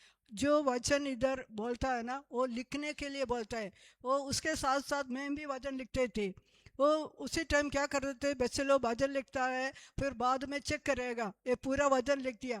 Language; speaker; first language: Hindi; non-native, local second language; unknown